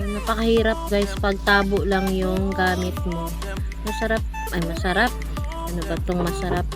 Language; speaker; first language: Filipino; non-native, local second language; Cebuano